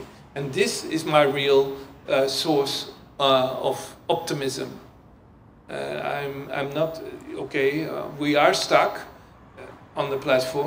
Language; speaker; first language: English; non-native, fluent; Dutch